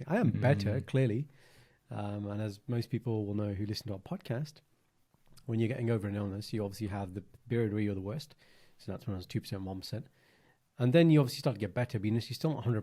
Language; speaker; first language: English; early bilingual, other home language; Punjabi